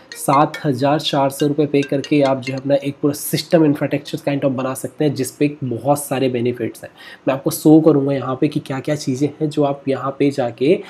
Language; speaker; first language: Hindi; native; Hindi